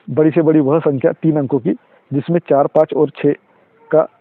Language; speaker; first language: Hindi; non-native, local second language; Marathi